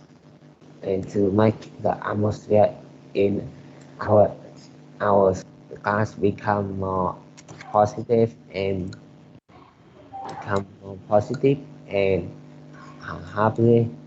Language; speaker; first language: English; non-native, learner; Vietnamese